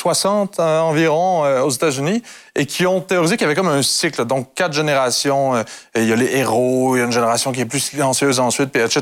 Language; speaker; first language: French; native; French